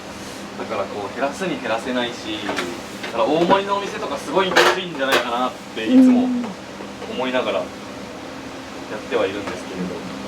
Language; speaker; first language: Japanese; native; Japanese